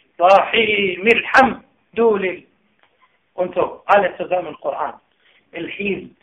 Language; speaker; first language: German; non-native, fluent; Arabic